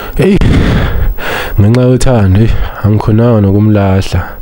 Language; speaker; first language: Zulu; native; Zulu